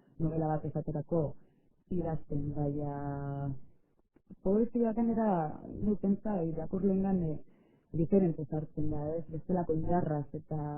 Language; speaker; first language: Basque; native; Basque